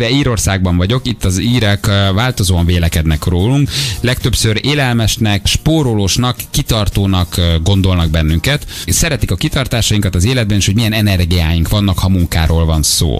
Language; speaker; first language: Hungarian; native; Hungarian